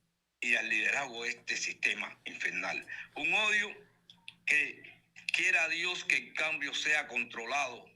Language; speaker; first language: Spanish; native; Spanish